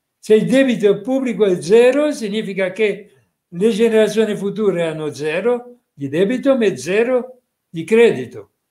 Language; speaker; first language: Italian; non-native, fluent; French